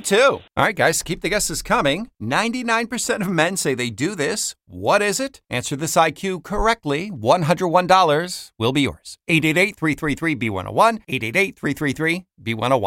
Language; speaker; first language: English; native; English